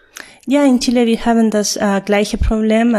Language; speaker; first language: German; non-native, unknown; Spanish